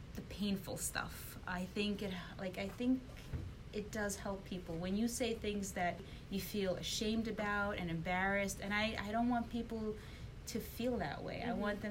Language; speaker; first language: English; early bilingual, other home language; Russian